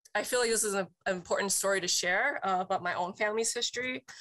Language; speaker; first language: English; native; English